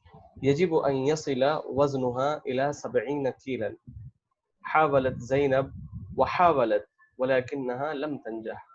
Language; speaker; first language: Arabic; non-native, fluent; Urdu